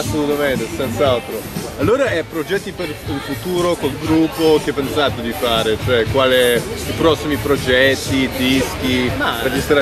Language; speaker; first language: Italian; non-native, fluent; English